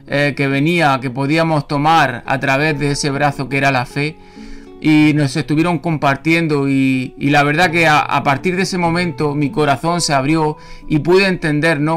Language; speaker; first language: Spanish; native; Spanish